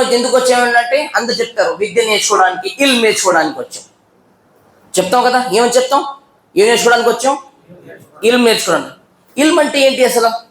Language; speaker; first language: Telugu; non-native, local second language; Urdu